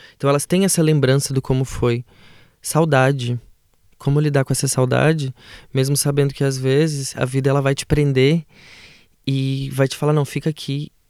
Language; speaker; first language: Portuguese; native; Portuguese